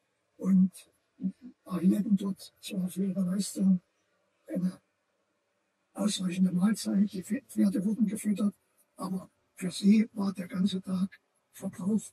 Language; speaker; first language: German; native; German